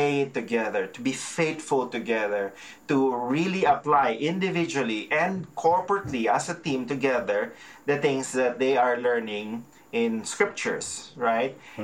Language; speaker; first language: English; non-native, local second language; Filipino